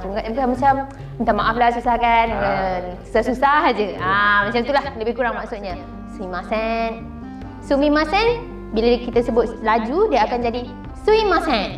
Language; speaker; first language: Malay; native; Malay